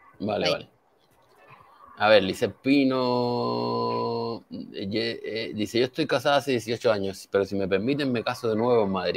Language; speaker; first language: Spanish; native; Spanish